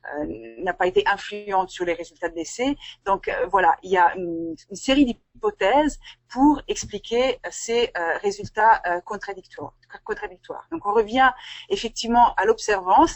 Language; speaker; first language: French; native; French